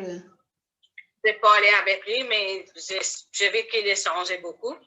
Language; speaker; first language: French; non-native, learner; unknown